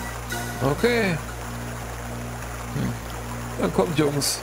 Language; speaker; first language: German; native; German